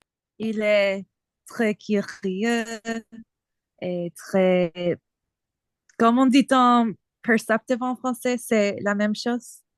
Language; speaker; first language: French; non-native, learner; English